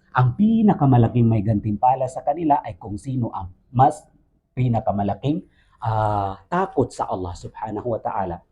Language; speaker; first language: Filipino; non-native, local second language; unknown